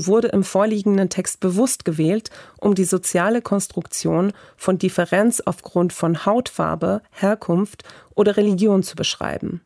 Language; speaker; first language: German; non-native, fluent; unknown